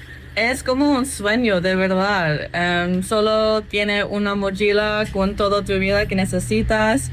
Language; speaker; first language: Spanish; non-native, learner; English